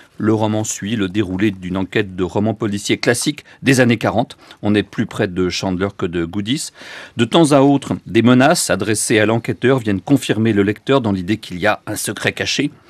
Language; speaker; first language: French; native; French